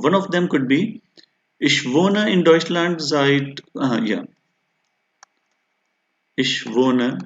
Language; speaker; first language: German; non-native, fluent; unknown